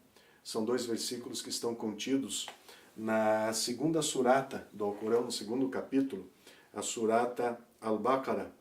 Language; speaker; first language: Portuguese; native; Portuguese